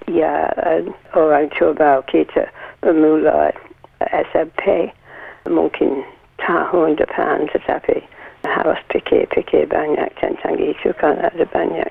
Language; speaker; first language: Indonesian; non-native, learner; English